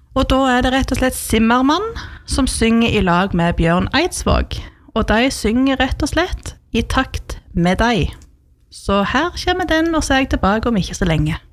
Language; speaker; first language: Norwegian; native; Norwegian